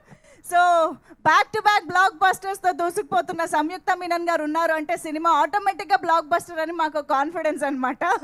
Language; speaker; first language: Telugu; native; Telugu